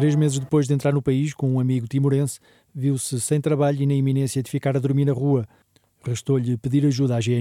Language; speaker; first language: Portuguese; native; Portuguese